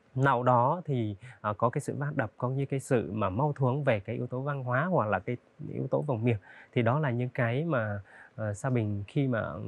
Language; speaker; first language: Vietnamese; non-native, local second language; Hmong